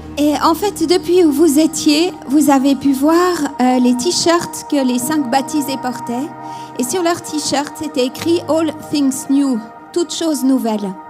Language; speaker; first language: French; native; French